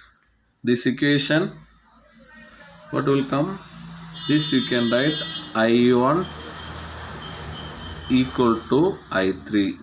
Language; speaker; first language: English; non-native, local second language; Tamil